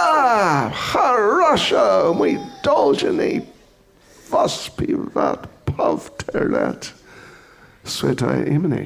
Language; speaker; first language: Russian; non-native, fluent; English